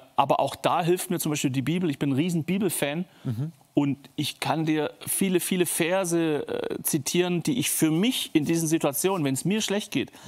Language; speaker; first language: German; native; German